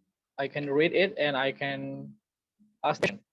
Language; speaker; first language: English; non-native, learner; Indonesian